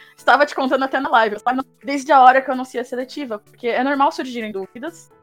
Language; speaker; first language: Portuguese; native; Portuguese